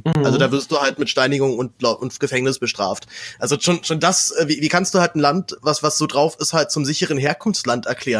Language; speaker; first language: German; native; German